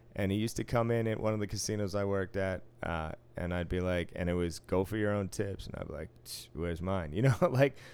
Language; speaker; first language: English; native; English